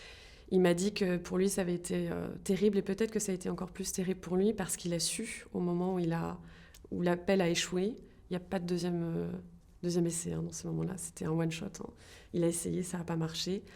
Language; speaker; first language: French; native; French